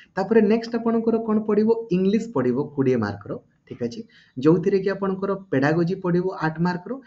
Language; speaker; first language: Odia; native; Odia